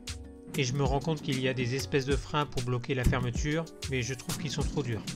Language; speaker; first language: French; native; French